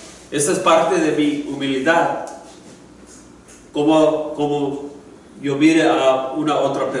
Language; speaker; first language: Spanish; non-native, learner; English